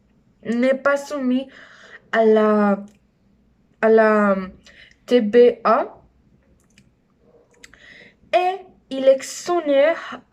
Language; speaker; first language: French; non-native, learner; Spanish